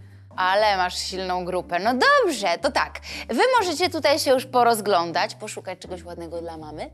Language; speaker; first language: Polish; native; Polish